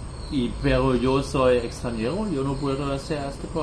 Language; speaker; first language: Spanish; non-native, learner; German